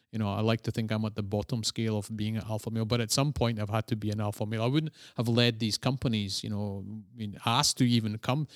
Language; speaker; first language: English; native; English